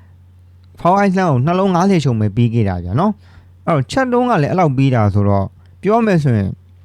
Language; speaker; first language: Burmese; native; Burmese